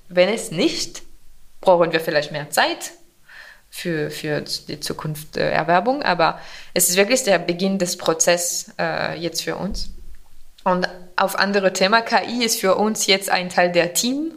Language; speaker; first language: German; non-native, fluent; French